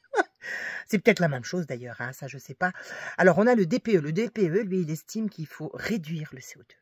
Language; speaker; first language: French; native; French